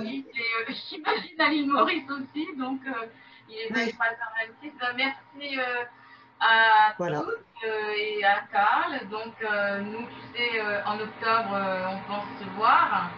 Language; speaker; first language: French; native; French